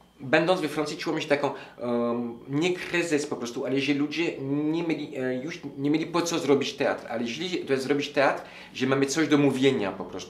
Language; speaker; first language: Polish; non-native, learner; French